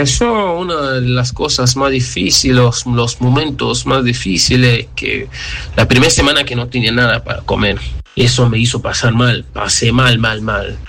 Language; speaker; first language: Spanish; non-native, fluent; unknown